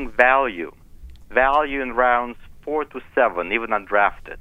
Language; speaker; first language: English; non-native, fluent; Ukrainian